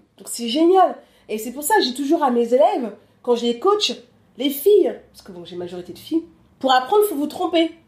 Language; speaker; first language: French; early bilingual, other home language; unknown